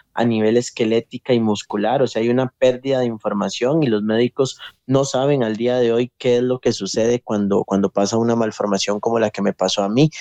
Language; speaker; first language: Spanish; native; Spanish